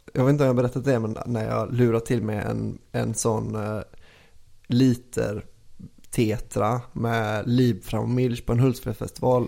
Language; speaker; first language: Swedish; native; Swedish